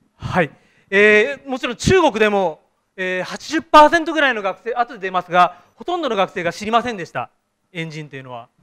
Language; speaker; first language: Japanese; native; Japanese